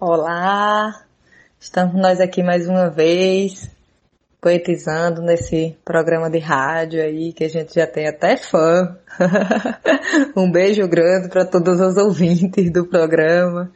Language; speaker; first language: Portuguese; native; Portuguese